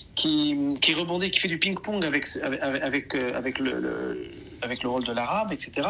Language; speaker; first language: French; native; French